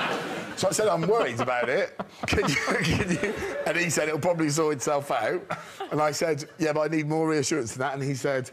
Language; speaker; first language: English; native; English